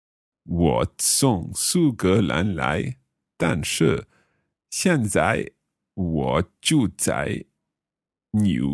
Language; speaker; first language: Chinese; non-native, learner; English